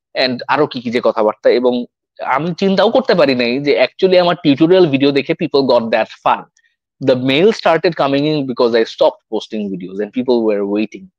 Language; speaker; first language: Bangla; native; Bangla